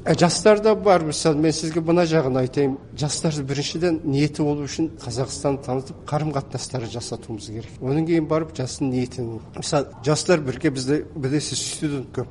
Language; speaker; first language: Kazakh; early bilingual, heritage; Kazakh